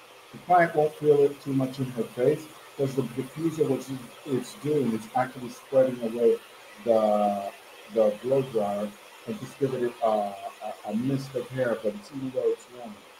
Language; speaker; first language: English; non-native, local second language; Spanish